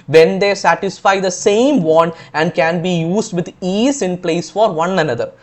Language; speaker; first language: English; non-native, local second language; Malayalam